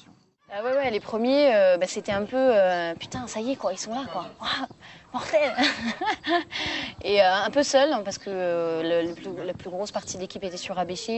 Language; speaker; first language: French; native; French